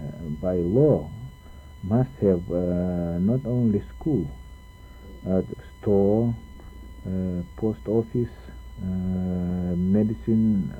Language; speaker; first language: English; non-native, learner; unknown